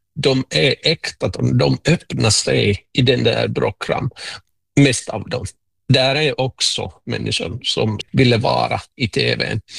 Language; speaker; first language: Swedish; non-native, local second language; Finnish